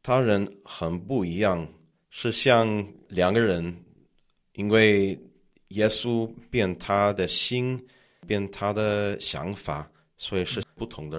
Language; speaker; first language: Chinese; non-native, learner; English